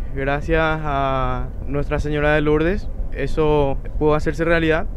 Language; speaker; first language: Spanish; native; Spanish